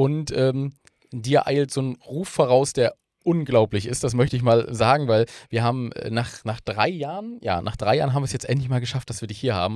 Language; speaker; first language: German; native; German